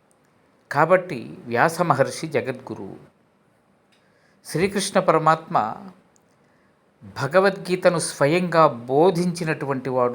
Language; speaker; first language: Telugu; native; Telugu